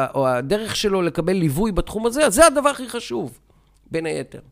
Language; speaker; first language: Hebrew; native; Hebrew